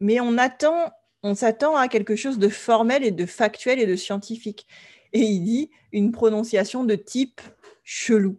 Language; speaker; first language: French; native; French